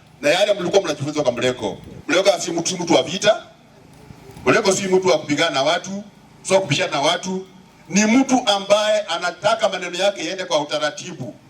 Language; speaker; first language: Swahili; non-native, local second language; Luyia